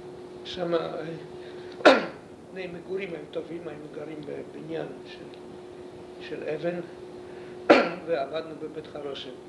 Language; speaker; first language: Hebrew; non-native, fluent; Polish